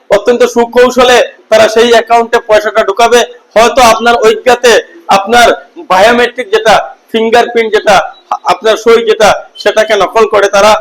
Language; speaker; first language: Bangla; native; Bangla